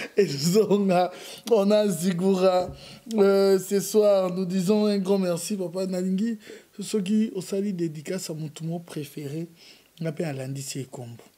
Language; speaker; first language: French; non-native, local second language; Lingala